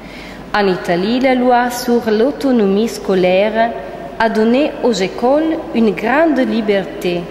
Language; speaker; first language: French; non-native, fluent; Italian